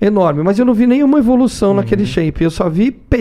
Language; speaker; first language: Portuguese; native; Portuguese